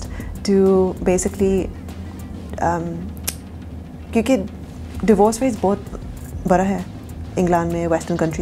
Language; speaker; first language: Hindi; early bilingual, heritage; Urdu